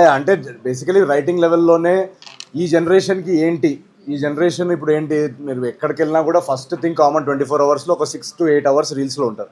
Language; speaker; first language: Telugu; native; Telugu